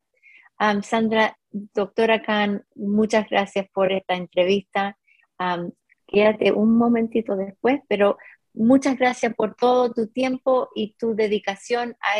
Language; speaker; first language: Spanish; non-native, fluent; English